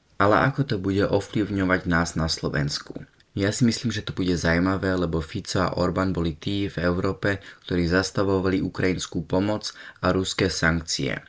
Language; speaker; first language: Slovak; early bilingual, heritage; Slovak